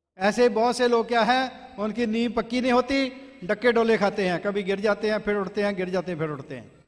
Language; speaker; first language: Hindi; non-native, local second language; Punjabi